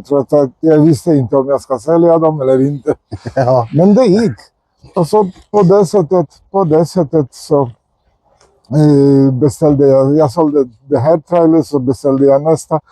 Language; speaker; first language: Swedish; non-native, fluent; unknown